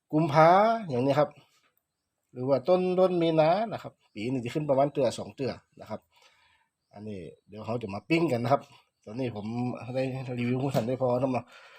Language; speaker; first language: Thai; native; Thai